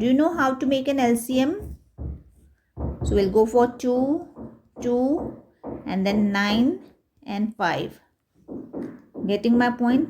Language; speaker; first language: English; non-native, local second language; Hindi